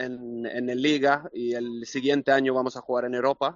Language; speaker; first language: Spanish; non-native, learner; Swedish